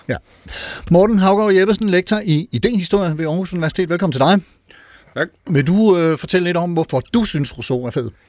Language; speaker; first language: Danish; native; Danish